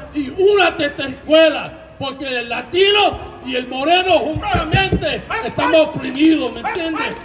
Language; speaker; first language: Spanish; early bilingual, heritage; Spanish